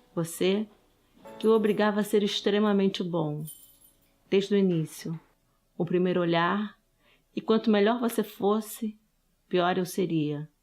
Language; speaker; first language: Portuguese; early bilingual, other home language; Spanish